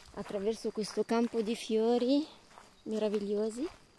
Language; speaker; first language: Italian; non-native, fluent; Russian